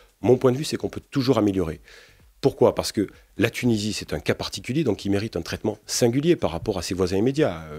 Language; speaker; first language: French; native; French